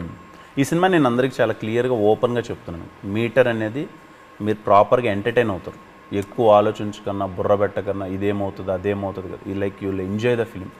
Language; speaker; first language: Telugu; native; Telugu